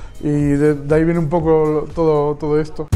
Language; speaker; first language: Spanish; native; Spanish